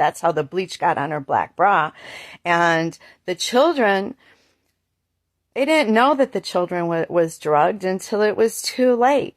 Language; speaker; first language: English; native; English